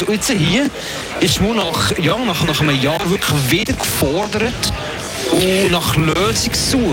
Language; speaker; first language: German; native; German